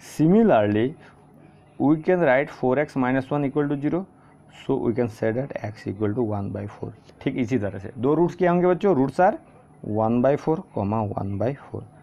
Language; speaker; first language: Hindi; non-native, local second language; Assamese